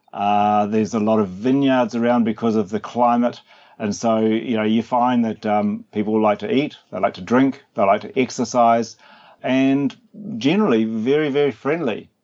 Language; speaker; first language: English; native; English